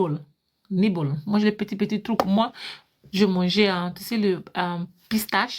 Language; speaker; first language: French; non-native, fluent; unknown